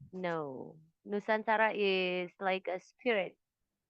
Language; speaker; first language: English; non-native, local second language; Indonesian